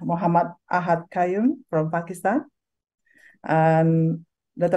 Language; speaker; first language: English; non-native, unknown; Indonesian